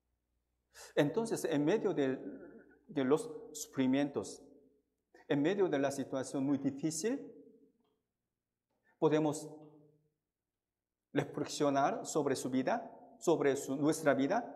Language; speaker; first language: Spanish; non-native, fluent; Korean